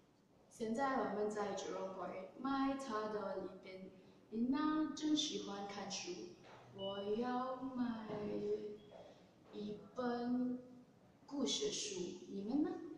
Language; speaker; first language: Chinese; non-native, learner; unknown